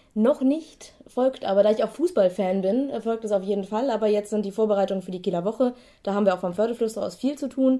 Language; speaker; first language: German; native; German